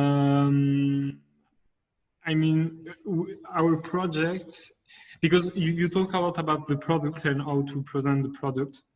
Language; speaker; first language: English; non-native, fluent; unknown